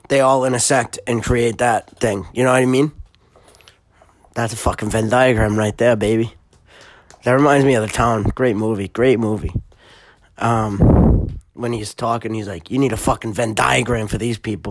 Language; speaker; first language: English; native; English